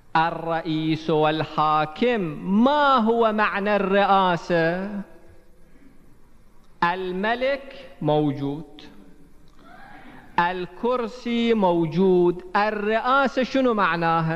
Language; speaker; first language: Arabic; native; Arabic